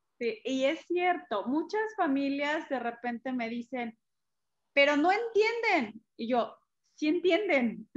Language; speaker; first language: Spanish; native; Spanish